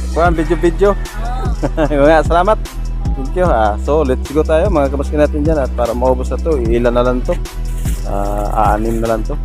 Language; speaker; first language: Filipino; non-native, local second language; Cebuano